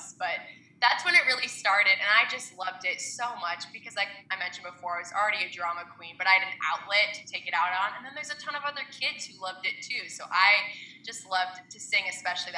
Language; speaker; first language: English; native; English